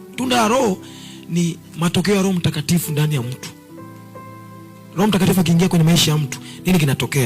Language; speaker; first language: Swahili; native; Swahili